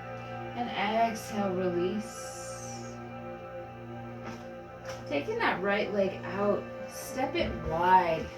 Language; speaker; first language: English; native; English